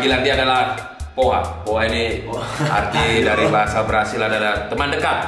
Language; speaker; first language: Indonesian; native; Indonesian